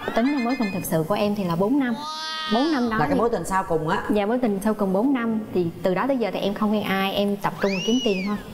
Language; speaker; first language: Vietnamese; native; Vietnamese